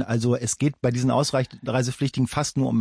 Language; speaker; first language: German; native; German